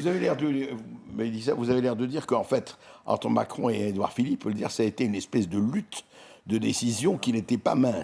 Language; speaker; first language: French; native; French